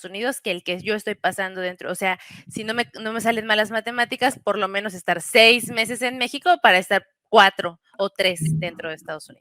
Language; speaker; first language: Spanish; native; Spanish